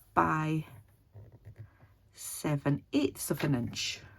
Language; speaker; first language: English; native; English